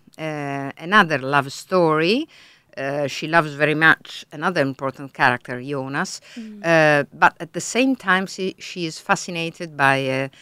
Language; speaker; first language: English; non-native, fluent; Italian